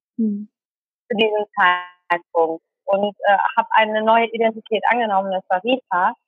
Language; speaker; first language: German; early bilingual, other home language; Tamil